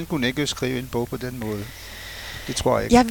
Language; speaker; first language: Danish; non-native, fluent; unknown